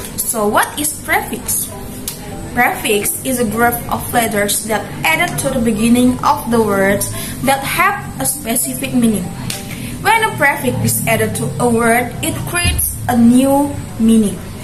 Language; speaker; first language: English; non-native, learner; Indonesian